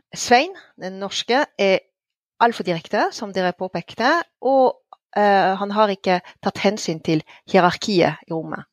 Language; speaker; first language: Norwegian; non-native, fluent; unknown